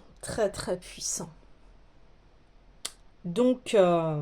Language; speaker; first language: French; native; French